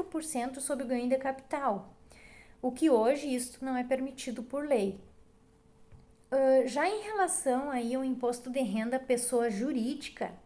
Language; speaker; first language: Portuguese; native; Portuguese